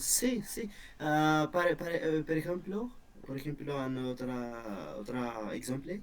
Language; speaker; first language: Spanish; non-native, learner; Arabic